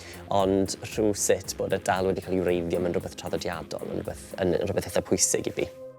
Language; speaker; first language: Welsh; native; Welsh